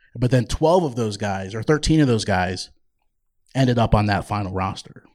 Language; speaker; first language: English; native; English